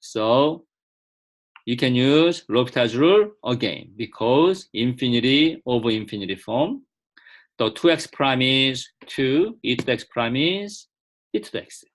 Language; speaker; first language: English; non-native, fluent; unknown